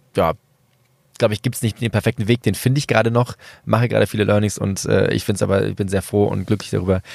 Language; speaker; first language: German; early bilingual, other home language; Spanish